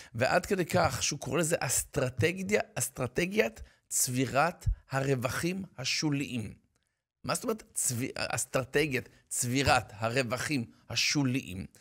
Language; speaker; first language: Hebrew; native; Hebrew